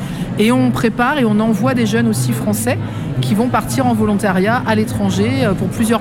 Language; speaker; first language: French; native; French